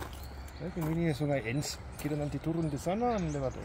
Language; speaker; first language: Indonesian; non-native, learner; German